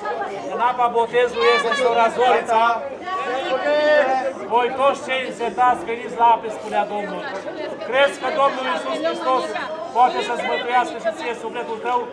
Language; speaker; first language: Romanian; native; Romanian